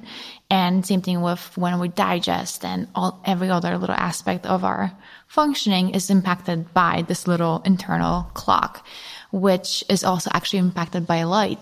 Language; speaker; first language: English; non-native, fluent; Polish